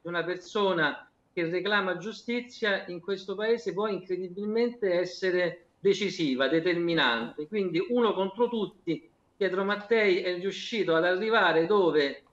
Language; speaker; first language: Italian; native; Italian